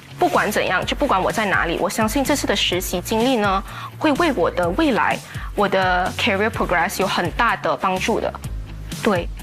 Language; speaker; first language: Chinese; native; Chinese